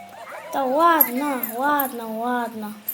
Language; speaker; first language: Russian; non-native, local second language; Kazakh